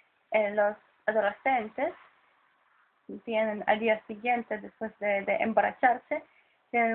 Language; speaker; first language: Spanish; non-native, fluent; Polish